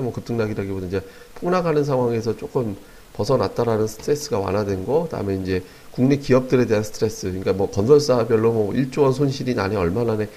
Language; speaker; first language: Korean; native; Korean